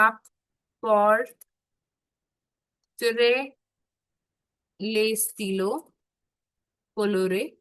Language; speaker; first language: French; non-native, fluent; Hindi